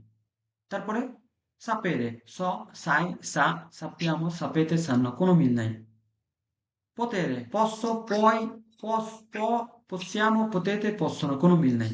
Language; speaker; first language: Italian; non-native, fluent; Bangla